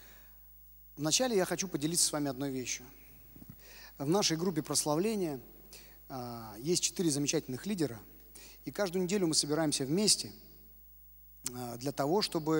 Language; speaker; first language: Russian; native; Russian